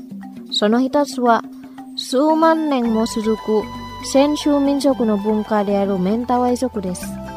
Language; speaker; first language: Japanese; non-native, fluent; Indonesian